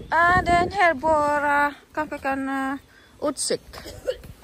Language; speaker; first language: Swedish; non-native, learner; Filipino